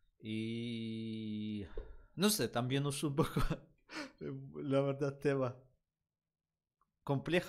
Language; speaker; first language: Spanish; non-native, learner; Russian